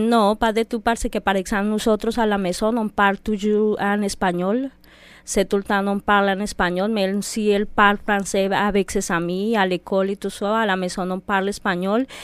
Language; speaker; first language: French; non-native, fluent; Spanish